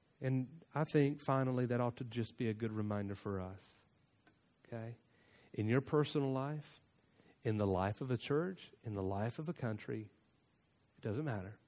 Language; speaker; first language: English; native; English